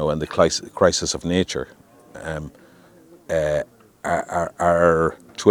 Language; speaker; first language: English; native; English